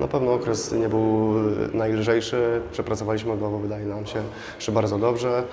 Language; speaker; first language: Polish; native; Polish